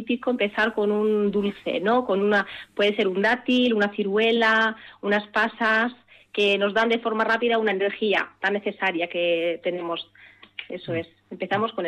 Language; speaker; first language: Spanish; early bilingual, other home language; Arabic